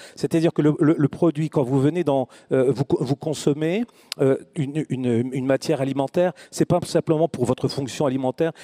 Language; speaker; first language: French; native; French